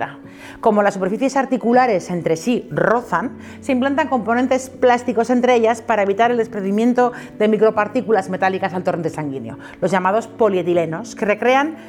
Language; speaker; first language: Spanish; native; Spanish